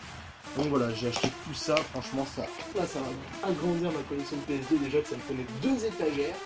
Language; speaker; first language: French; native; French